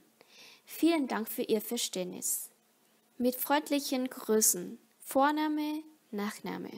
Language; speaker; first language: German; non-native, fluent; Vietnamese